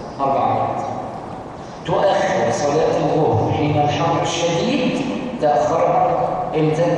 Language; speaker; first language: Arabic; native; Arabic